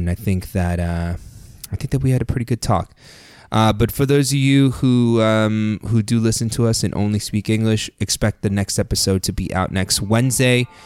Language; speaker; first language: English; early bilingual, other home language; Spanish